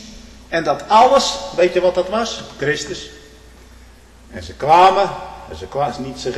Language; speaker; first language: Dutch; native; Dutch